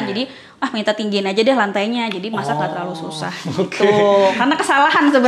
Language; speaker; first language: Indonesian; native; Indonesian